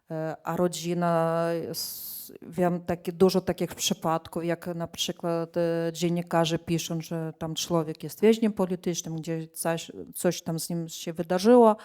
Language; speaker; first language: Polish; non-native, fluent; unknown